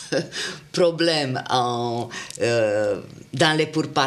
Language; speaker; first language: French; non-native, fluent; Romanian